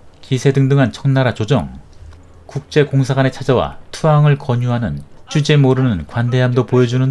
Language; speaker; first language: Korean; native; Korean